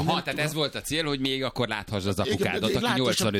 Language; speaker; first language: Hungarian; native; Hungarian